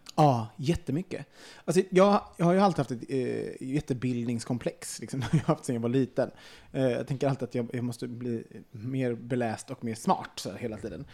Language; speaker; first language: Swedish; native; Swedish